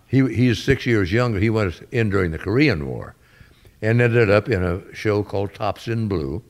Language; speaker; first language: English; native; English